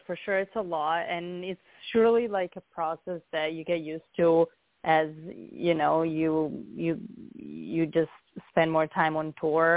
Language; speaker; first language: English; non-native, fluent; Italian